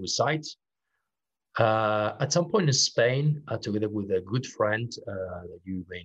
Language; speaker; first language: English; non-native, fluent; Spanish